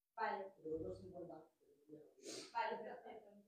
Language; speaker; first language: Spanish; native; Spanish